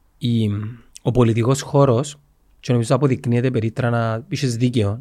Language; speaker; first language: Greek; native; Greek